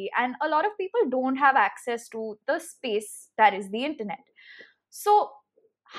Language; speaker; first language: English; non-native, local second language; Hindi